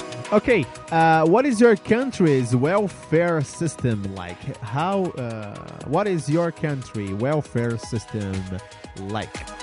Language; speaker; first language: English; non-native, fluent; Portuguese